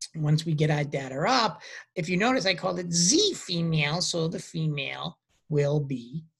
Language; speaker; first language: English; native; English